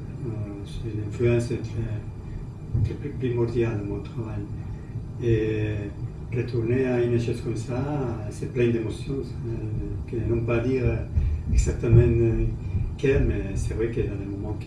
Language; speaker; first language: French; non-native, learner; Spanish